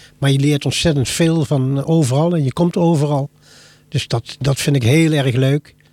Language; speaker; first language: Dutch; native; Dutch